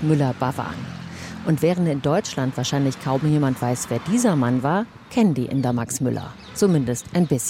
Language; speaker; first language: German; native; German